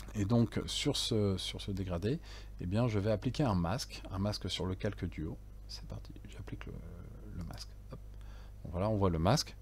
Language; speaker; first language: French; native; French